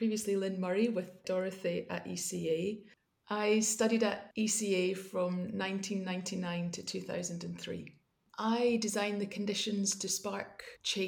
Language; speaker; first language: English; native; English